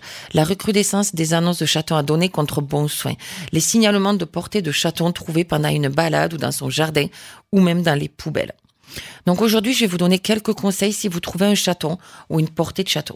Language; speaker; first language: French; native; French